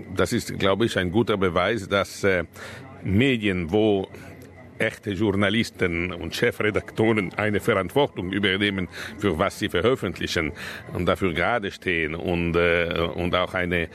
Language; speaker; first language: German; non-native, local second language; Italian